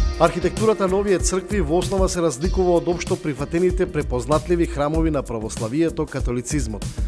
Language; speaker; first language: Macedonian; native; Macedonian